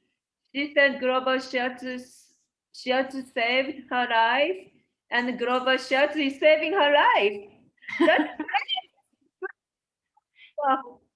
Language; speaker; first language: English; non-native, learner; Japanese